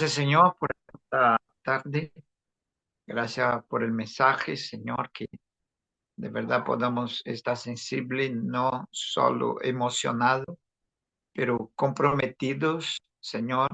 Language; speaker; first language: Spanish; non-native, fluent; Portuguese